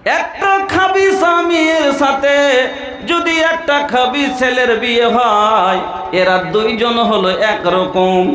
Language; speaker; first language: Bangla; non-native, local second language; Bhojpuri